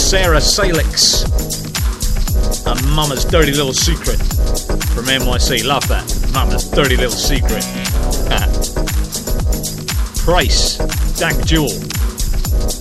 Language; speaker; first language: English; native; English